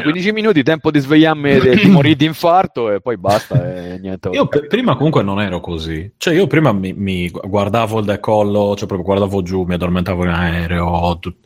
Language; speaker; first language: Italian; native; Italian